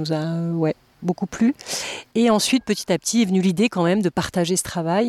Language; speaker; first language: French; native; French